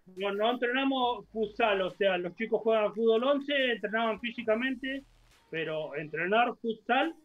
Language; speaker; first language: Spanish; native; Spanish